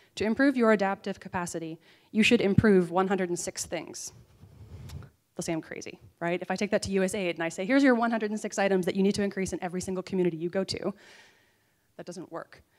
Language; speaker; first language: English; native; English